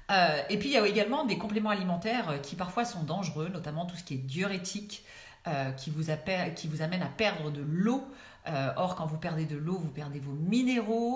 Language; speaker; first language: French; native; French